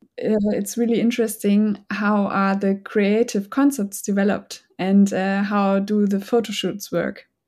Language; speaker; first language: English; non-native, fluent; German